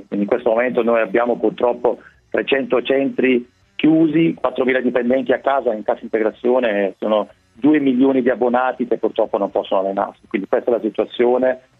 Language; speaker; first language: Italian; early bilingual, other home language; German